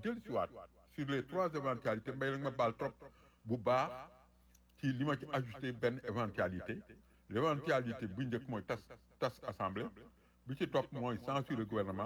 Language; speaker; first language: French; non-native, local second language; Wolof